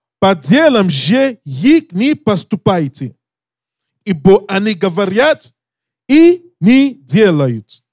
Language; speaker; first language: Russian; non-native, learner; English